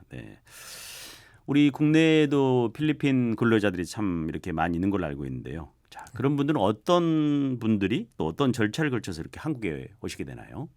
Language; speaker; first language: Korean; native; Korean